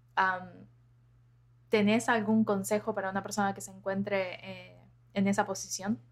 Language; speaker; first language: Spanish; native; Spanish